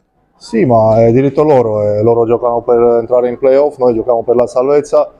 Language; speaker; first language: Italian; non-native, fluent; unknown